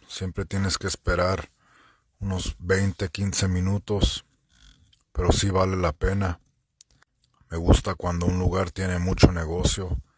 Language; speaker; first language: Spanish; early bilingual, heritage; Spanish